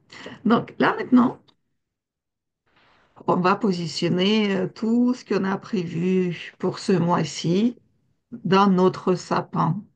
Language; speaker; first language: French; non-native, fluent; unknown